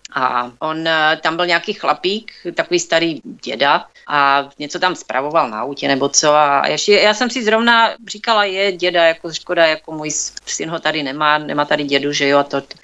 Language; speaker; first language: Czech; native; Czech